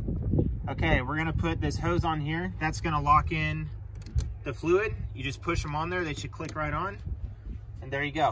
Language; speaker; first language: English; native; English